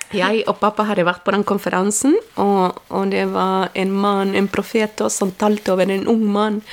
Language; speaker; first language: Norwegian; non-native, fluent; Spanish